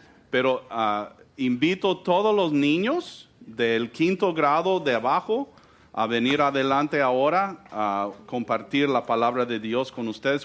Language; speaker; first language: Spanish; non-native, fluent; English